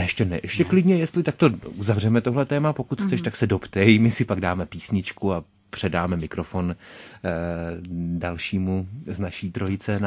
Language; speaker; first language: Czech; native; Czech